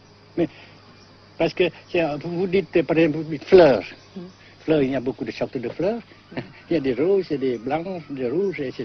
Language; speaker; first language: French; non-native, fluent; Vietnamese